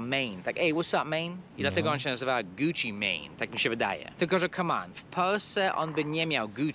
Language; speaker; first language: Polish; non-native, fluent; English